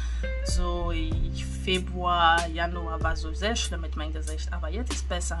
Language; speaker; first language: German; non-native, fluent; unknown